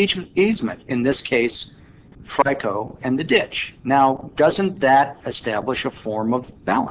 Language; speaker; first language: English; native; English